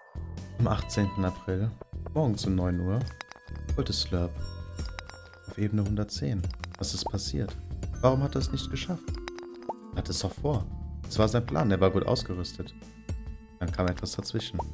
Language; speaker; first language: German; native; German